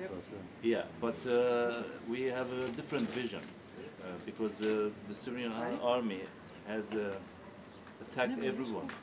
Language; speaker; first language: English; non-native, learner; Arabic